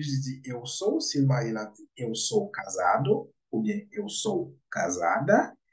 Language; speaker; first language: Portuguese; non-native, learner; Haitian Creole